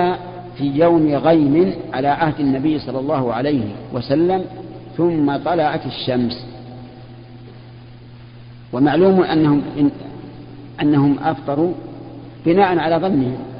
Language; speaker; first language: Arabic; native; Arabic